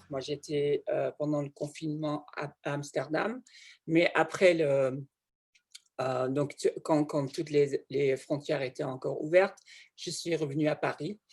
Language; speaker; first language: French; non-native, fluent; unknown